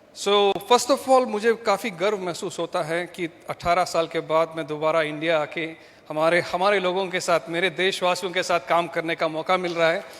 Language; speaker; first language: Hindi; non-native, local second language; Malayalam